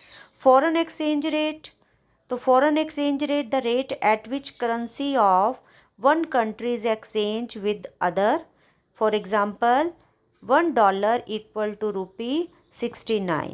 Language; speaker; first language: Hindi; non-native, local second language; Punjabi